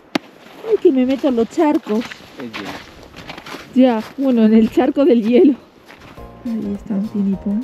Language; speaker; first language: Spanish; native; Spanish